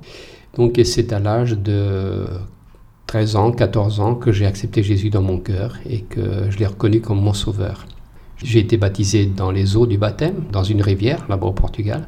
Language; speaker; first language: French; non-native, fluent; Portuguese